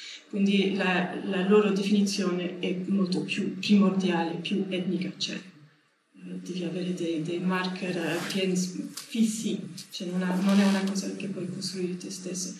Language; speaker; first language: Italian; non-native, learner; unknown